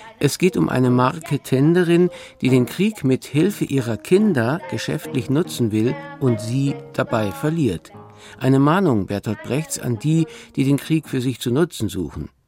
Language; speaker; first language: German; native; German